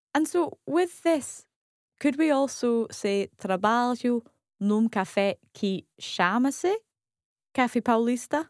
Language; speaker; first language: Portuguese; non-native, learner; English